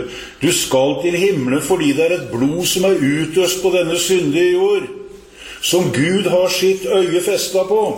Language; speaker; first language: Norwegian; native; Norwegian